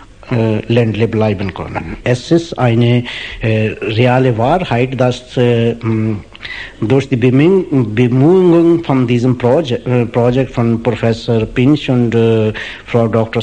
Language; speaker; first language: German; non-native, fluent; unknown